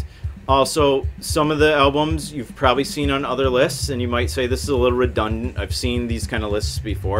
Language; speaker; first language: English; native; English